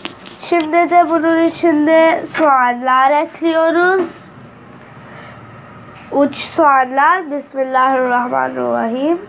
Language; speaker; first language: Turkish; non-native, learner; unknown